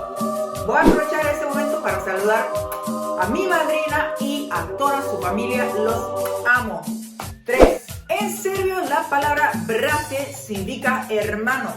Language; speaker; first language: Spanish; non-native, fluent; Serbian